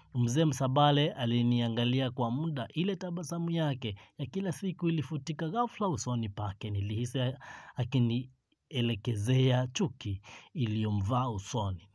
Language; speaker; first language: Swahili; non-native, local second language; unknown